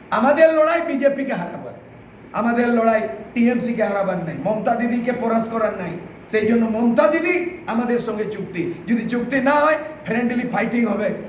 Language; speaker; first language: Bangla; non-native, local second language; Santali